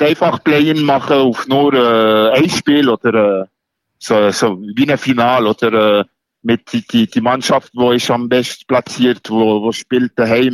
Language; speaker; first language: German; non-native, local second language; French